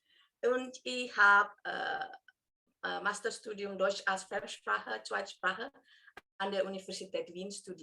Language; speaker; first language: German; non-native, fluent; Indonesian